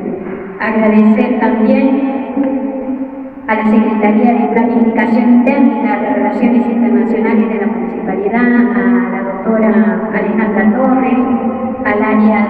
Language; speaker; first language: Spanish; native; Spanish